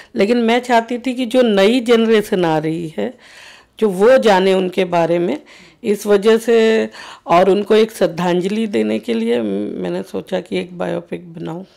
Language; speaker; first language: Hindi; native; Hindi